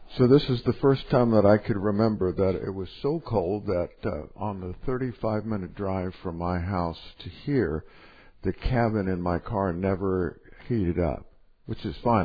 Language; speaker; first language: English; native; English